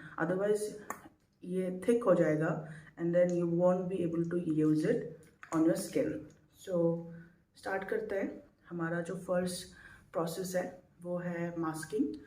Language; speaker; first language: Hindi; non-native, local second language; Assamese